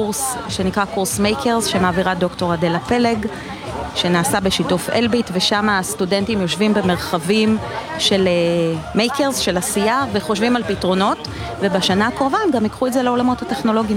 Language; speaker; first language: Hebrew; native; Hebrew